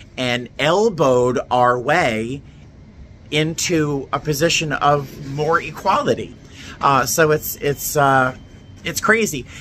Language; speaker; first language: English; native; English